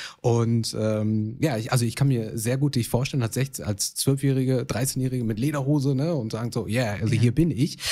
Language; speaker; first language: German; early bilingual, other home language; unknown